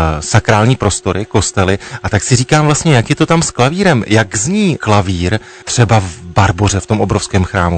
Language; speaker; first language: Czech; native; Czech